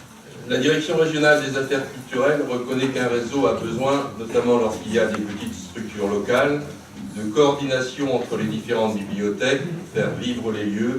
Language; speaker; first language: French; native; French